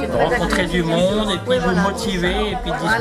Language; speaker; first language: French; native; French